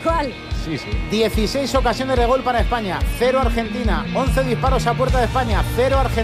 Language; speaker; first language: Spanish; native; Spanish